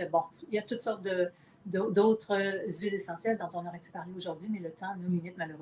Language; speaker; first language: French; native; French